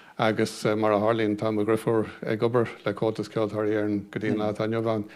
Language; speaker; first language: Irish; non-native, local second language; English